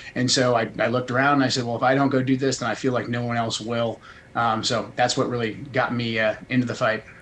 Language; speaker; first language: English; native; English